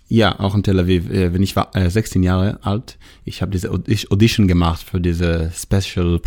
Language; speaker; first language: German; non-native, learner; Hebrew